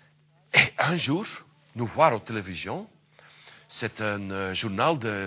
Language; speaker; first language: French; non-native, learner; Dutch